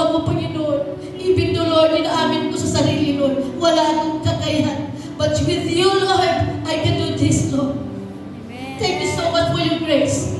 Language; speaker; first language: Filipino; non-native, local second language; Cebuano